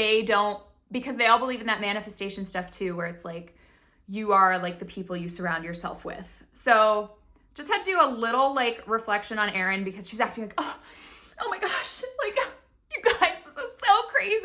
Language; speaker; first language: English; native; English